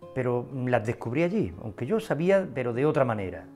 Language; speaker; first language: Spanish; native; Spanish